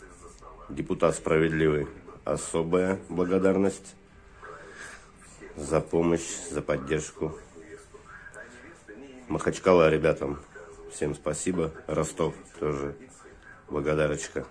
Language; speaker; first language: Russian; native; Russian